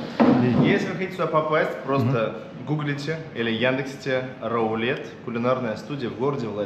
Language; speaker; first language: Russian; native; Russian